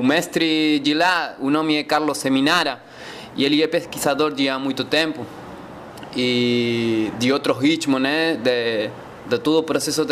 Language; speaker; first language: Portuguese; non-native, learner; Spanish